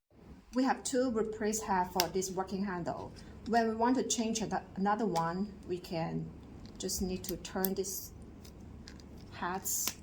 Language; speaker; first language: English; non-native, learner; Chinese